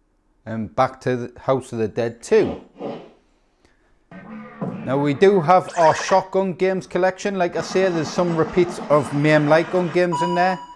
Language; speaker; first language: English; native; English